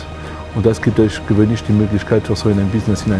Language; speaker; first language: German; non-native, fluent; French